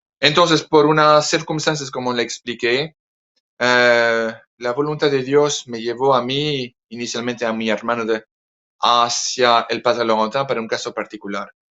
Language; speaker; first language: Spanish; non-native, fluent; French